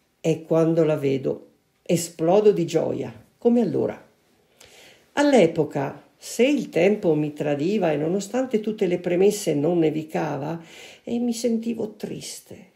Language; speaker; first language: Italian; native; Italian